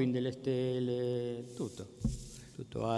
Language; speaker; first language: Italian; non-native, learner; Spanish